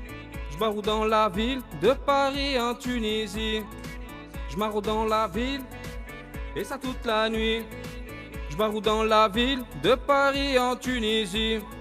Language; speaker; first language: French; native; French